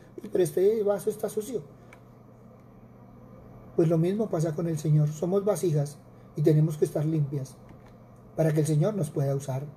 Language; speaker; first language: Spanish; native; Spanish